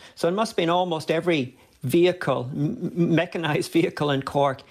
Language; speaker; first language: English; native; English